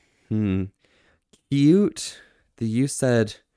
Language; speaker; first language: English; native; English